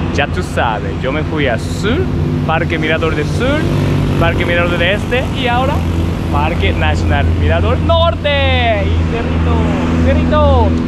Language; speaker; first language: Spanish; non-native, learner; Japanese